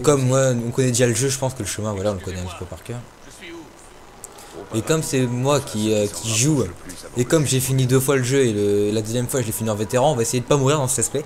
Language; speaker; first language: French; native; French